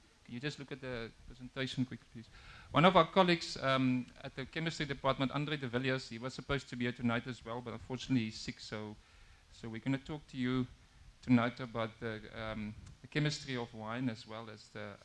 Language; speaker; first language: English; non-native, local second language; Afrikaans